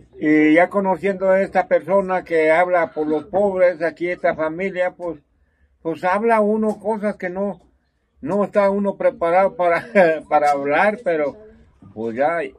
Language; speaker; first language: Spanish; native; Spanish